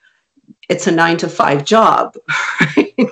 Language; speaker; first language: English; non-native, fluent; Hungarian